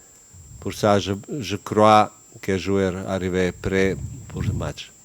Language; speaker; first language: French; non-native, learner; Bosnian